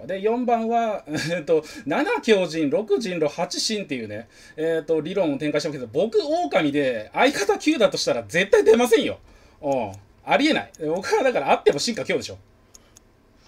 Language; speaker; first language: Japanese; native; Japanese